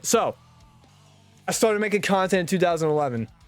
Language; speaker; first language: English; native; English